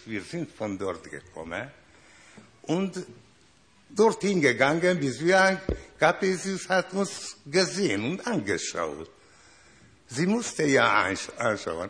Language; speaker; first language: German; non-native, learner; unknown